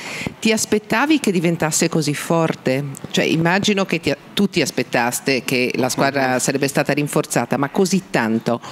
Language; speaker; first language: Italian; native; Italian